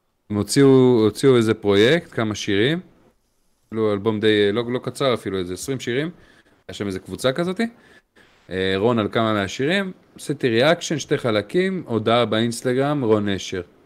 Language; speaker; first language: Hebrew; native; Hebrew